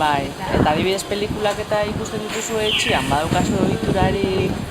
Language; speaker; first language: Basque; native; Basque